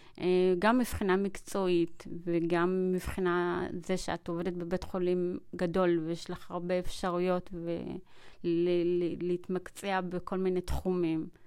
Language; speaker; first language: Hebrew; early bilingual, other home language; Amharic